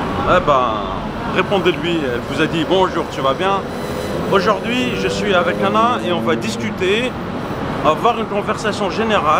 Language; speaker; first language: French; native; French